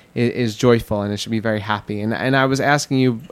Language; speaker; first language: English; native; English